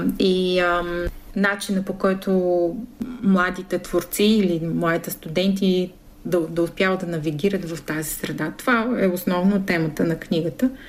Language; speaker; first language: Bulgarian; native; Bulgarian